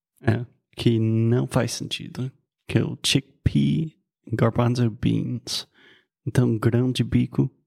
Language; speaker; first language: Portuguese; non-native, fluent; English